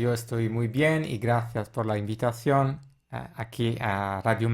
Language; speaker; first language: Spanish; non-native, fluent; Italian